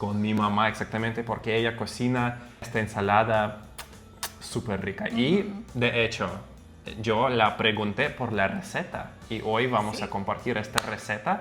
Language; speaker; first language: Spanish; non-native, fluent; Russian